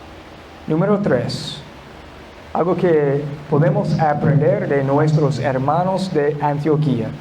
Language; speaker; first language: Spanish; non-native, fluent; English